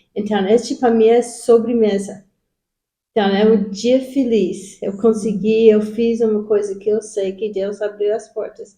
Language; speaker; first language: Portuguese; non-native, fluent; English